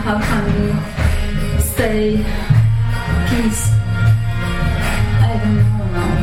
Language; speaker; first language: English; non-native, learner; Turkish